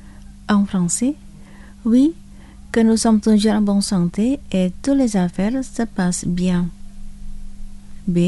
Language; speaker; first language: French; non-native, fluent; Indonesian